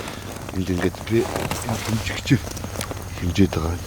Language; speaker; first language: Mongolian; native; Mongolian